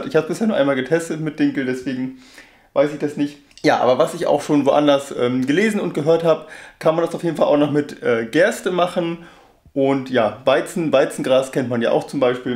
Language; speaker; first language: German; native; German